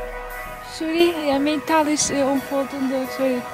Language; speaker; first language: Dutch; non-native, fluent; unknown